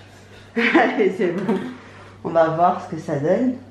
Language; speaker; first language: French; native; French